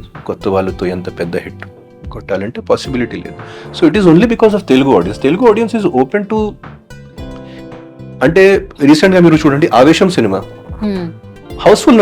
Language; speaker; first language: Telugu; non-native, fluent; Hindi